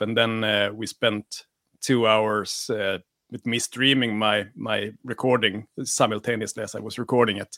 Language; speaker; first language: English; non-native, fluent; Swedish